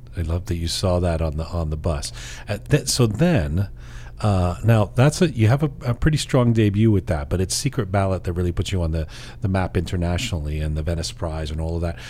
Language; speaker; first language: English; early bilingual, other home language; Persian